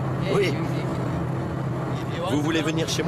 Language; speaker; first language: French; non-native, fluent; Persian